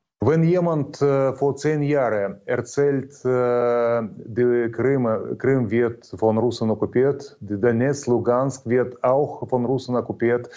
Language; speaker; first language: German; non-native, learner; Ukrainian